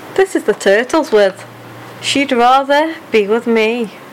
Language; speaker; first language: English; native; English